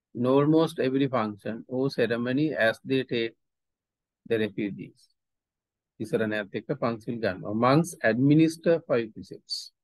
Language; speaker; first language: English; non-native, local second language; Sinhala